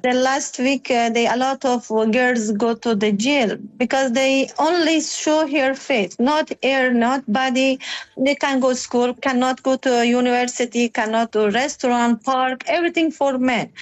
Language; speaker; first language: English; non-native, learner; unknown